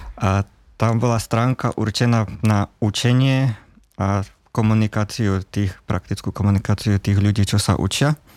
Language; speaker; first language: Slovak; native; Slovak